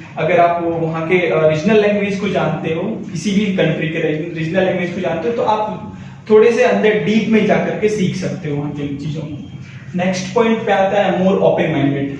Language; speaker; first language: Hindi; native; Hindi